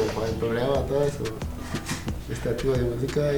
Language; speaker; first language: Spanish; non-native, learner; Haitian Creole